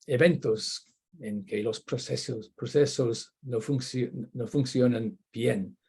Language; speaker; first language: Spanish; non-native, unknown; English